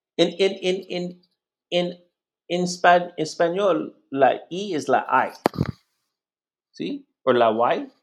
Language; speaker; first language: Spanish; non-native, learner; English